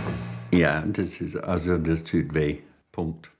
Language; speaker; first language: German; non-native, fluent; English